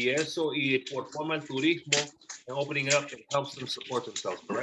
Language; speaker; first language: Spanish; early bilingual, heritage; Spanish